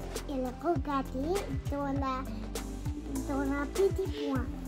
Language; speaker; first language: French; early bilingual, other home language; Bangla